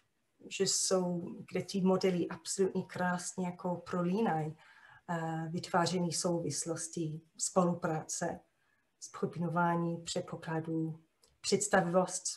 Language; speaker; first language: Czech; non-native, fluent; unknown